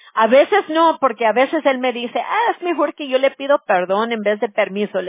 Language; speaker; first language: Spanish; early bilingual, other home language; English